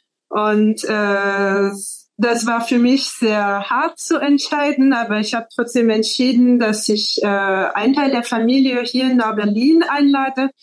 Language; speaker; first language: German; non-native, fluent; French